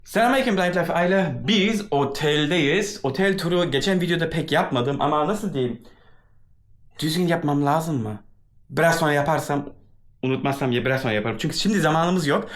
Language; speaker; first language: Turkish; early bilingual, heritage; Turkish